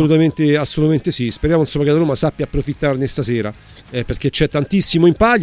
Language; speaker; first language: Italian; native; Italian